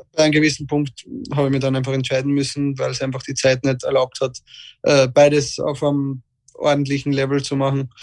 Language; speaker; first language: German; native; German